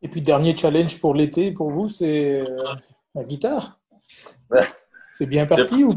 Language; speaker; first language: French; native; French